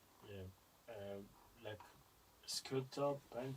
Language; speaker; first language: English; non-native, learner; French